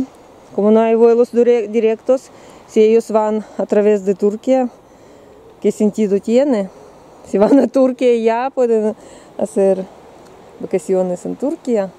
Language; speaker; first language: Spanish; non-native, learner; Russian